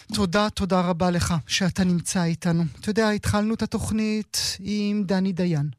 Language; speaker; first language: Hebrew; native; Hebrew